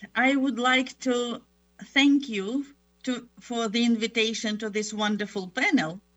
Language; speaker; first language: English; non-native, fluent; Russian